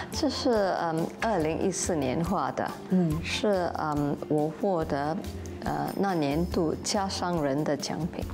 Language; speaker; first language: Chinese; non-native, local second language; English